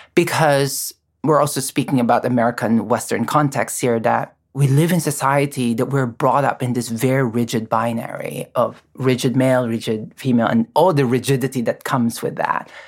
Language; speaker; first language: English; non-native, local second language; Filipino